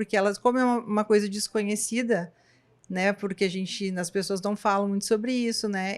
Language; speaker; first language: Portuguese; native; Portuguese